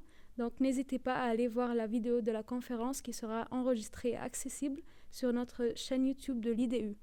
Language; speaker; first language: French; native; French